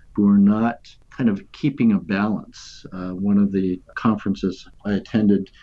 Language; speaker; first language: English; native; English